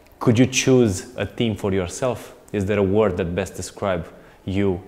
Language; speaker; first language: English; non-native, fluent; Romanian